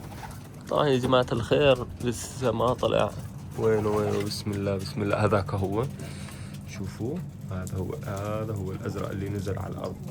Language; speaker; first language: Arabic; native; Arabic